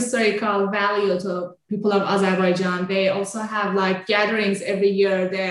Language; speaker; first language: English; non-native, fluent; Azerbaijani